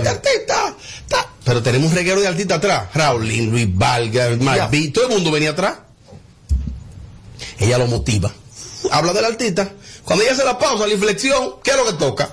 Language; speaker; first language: Spanish; native; Spanish